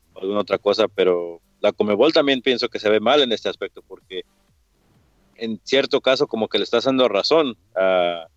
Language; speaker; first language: Spanish; early bilingual, heritage; Spanish